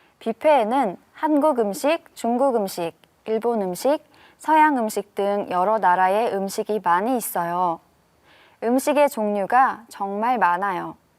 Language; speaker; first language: Korean; native; Korean